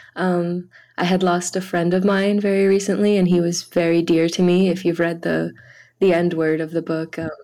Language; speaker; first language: English; early bilingual, other home language; French